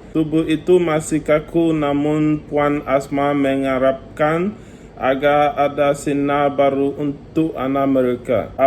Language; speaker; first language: Malay; non-native, learner; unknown